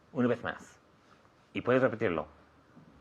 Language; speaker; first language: Spanish; non-native, fluent; English